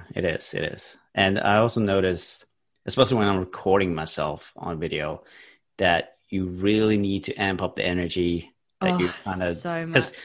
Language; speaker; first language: English; non-native, fluent; Norwegian